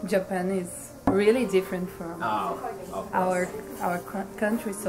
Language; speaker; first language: English; non-native, fluent; Portuguese